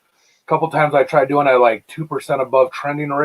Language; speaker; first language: English; native; English